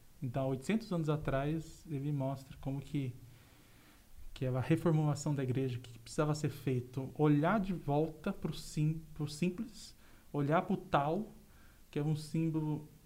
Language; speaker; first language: Portuguese; native; Portuguese